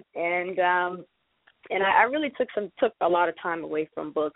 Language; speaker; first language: English; native; English